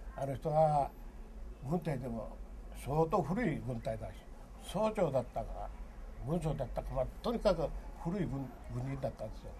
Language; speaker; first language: Japanese; early bilingual, other home language; Korean